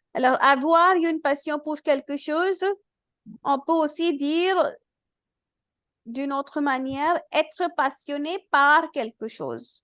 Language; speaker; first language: French; non-native, fluent; Hindi